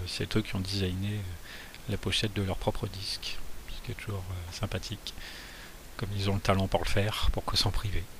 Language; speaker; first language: French; native; French